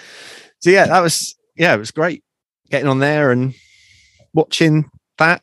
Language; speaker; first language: English; native; English